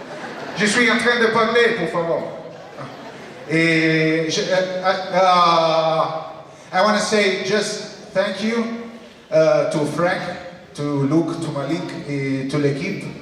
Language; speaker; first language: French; non-native, learner; Italian